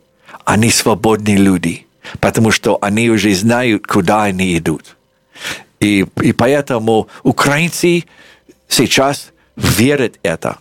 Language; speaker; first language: Russian; non-native, fluent; English